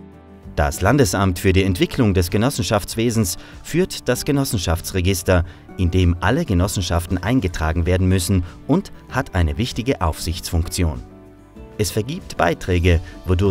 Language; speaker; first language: German; native; German